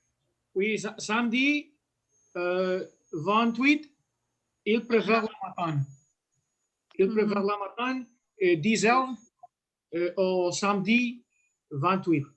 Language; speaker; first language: French; non-native, learner; Spanish